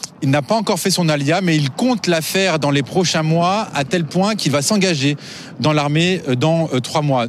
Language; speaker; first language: French; native; French